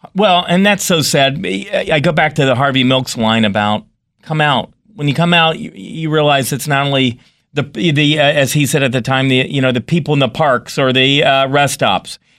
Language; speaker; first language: English; native; English